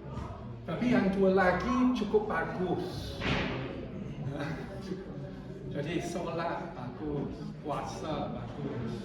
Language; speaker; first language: Indonesian; non-native, fluent; English